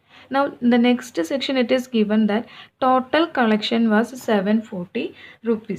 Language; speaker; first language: English; non-native, local second language; Malayalam